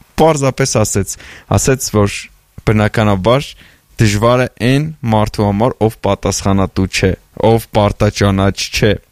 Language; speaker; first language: Armenian; native; Armenian